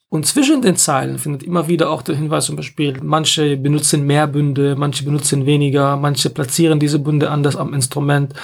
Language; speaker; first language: German; non-native, fluent; Arabic